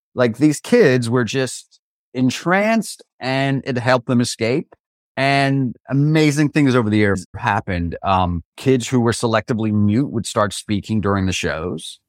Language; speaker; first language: English; native; English